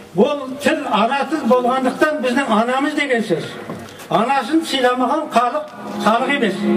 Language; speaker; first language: Kazakh; early bilingual, heritage; Kazakh